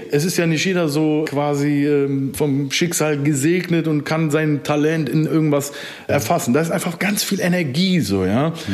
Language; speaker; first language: German; early bilingual, other home language; Turkish